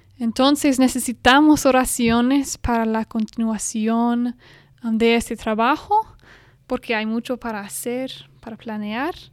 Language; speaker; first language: Spanish; non-native, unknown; English